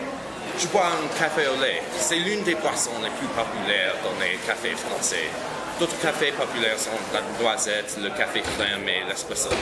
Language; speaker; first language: French; non-native, learner; English